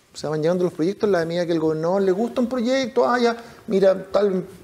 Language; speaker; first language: Spanish; native; Spanish